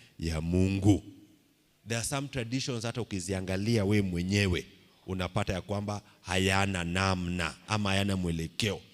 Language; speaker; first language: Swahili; non-native, local second language; Luo (Kenya and Tanzania)